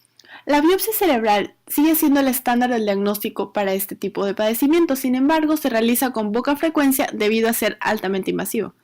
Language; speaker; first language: Spanish; native; Spanish